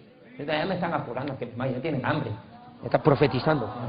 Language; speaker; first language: Spanish; native; Spanish